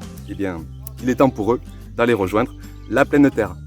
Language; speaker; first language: French; native; French